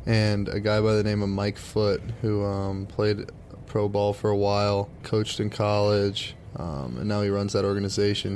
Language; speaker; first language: English; native; English